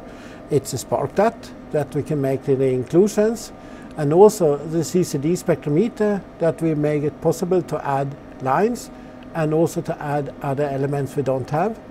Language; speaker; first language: English; non-native, fluent; Swedish